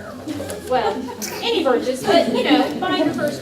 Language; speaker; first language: English; native; English